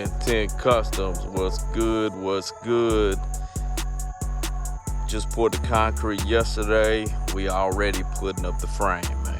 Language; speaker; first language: English; native; English